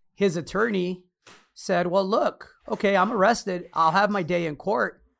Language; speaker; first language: English; early bilingual, other home language; Spanish